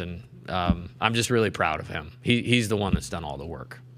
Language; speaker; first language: English; native; English